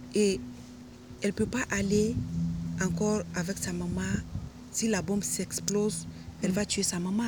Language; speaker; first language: French; non-native, local second language; Hausa